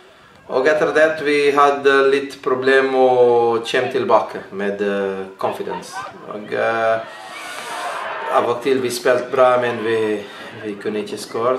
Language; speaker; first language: Norwegian; non-native, learner; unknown